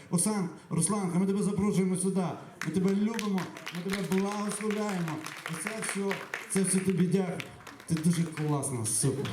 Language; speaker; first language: Ukrainian; native; Ukrainian